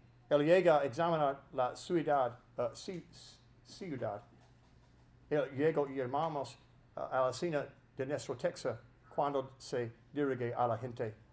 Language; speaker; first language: Spanish; non-native, learner; English